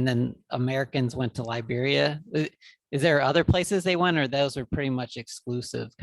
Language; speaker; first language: English; native; English